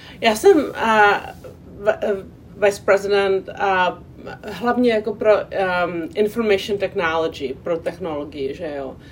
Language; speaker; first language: Czech; non-native, local second language; English